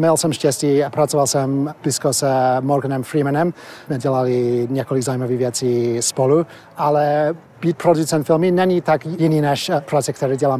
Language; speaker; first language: Czech; early bilingual, heritage; Czech